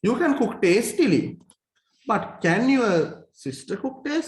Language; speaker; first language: English; non-native, local second language; Sinhala